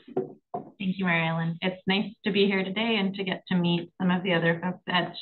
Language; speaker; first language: English; native; English